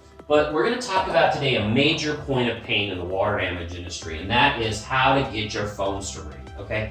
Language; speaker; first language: English; native; English